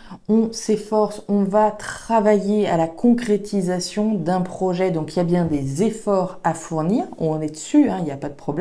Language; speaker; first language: French; native; French